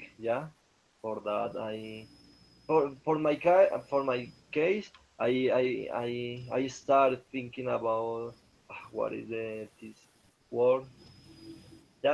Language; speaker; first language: English; non-native, learner; Spanish